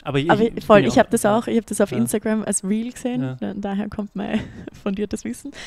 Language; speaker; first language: German; native; German